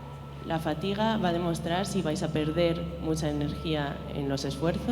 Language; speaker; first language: Spanish; native; Spanish